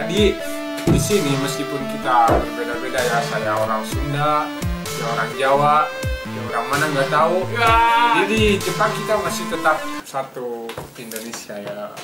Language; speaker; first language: Indonesian; non-native, local second language; Sundanese